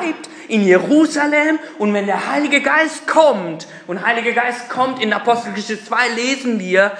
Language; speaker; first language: German; non-native, fluent; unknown